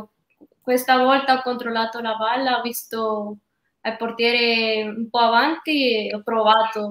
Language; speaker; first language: Italian; non-native, learner; Spanish